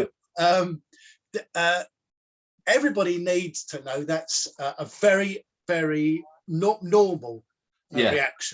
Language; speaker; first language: English; native; English